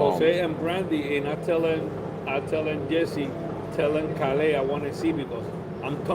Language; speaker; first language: English; non-native, learner; Spanish